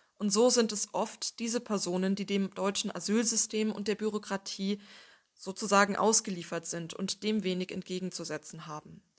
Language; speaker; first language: German; native; German